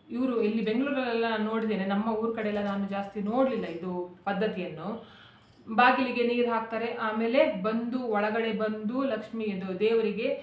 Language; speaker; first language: Kannada; native; Kannada